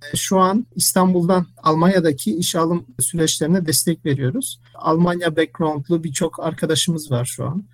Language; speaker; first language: Turkish; early bilingual, heritage; Turkish